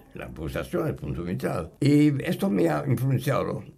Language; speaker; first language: Spanish; non-native, fluent; English